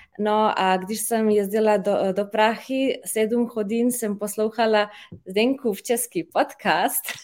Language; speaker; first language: Czech; non-native, fluent; Slovenian